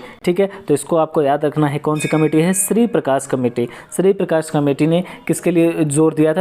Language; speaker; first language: Hindi; native; Hindi